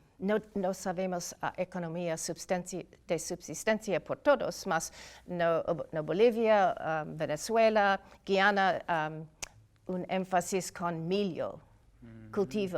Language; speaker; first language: Portuguese; non-native, fluent; English